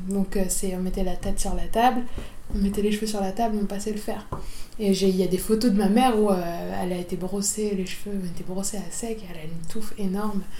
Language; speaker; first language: French; native; French